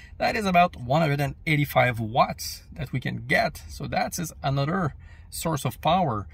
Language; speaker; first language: English; non-native, local second language; French